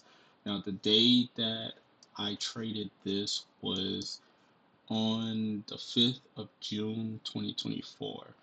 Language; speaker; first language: English; native; English